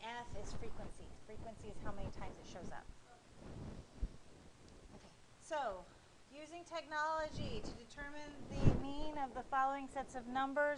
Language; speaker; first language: English; native; English